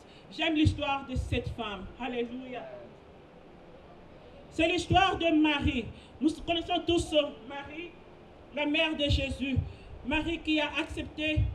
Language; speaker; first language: French; non-native, local second language; Lingala